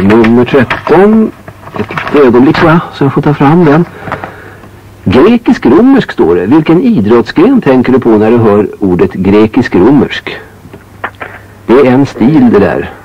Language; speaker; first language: Swedish; native; Swedish